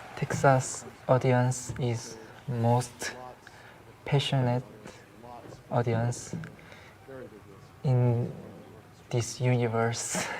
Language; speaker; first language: English; non-native, learner; Korean